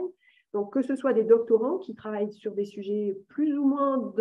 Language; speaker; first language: French; native; French